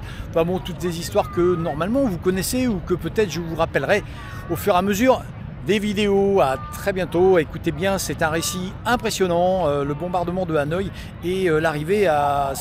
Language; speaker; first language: French; native; French